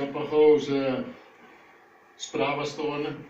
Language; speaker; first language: Russian; non-native, learner; Dutch